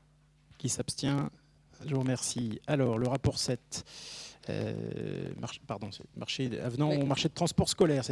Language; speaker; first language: French; native; French